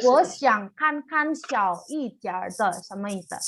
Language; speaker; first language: Chinese; non-native, fluent; Indonesian